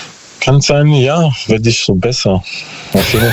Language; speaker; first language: German; non-native, learner; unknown